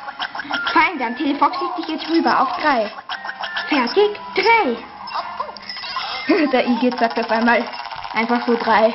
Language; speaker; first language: German; native; German